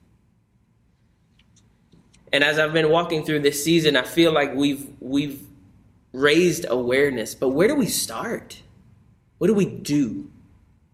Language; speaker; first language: English; native; English